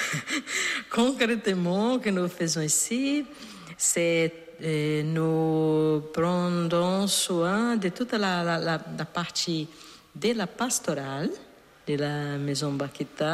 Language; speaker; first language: French; non-native, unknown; Portuguese